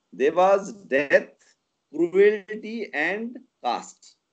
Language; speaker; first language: Hindi; non-native, local second language; Nepali